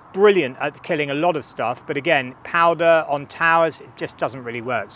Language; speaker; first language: English; native; English